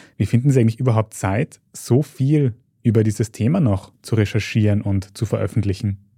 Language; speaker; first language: German; native; German